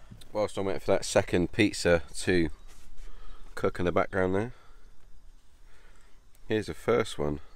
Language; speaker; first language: English; native; English